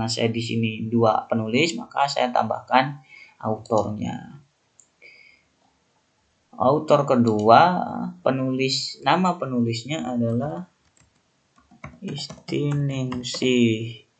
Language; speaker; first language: Indonesian; native; Indonesian